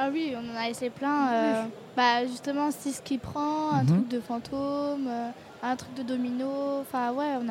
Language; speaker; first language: French; native; French